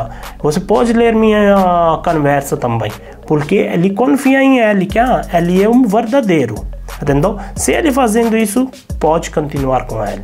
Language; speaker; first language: Portuguese; non-native, learner; Hindi